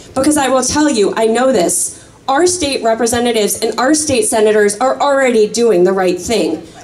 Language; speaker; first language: English; native; English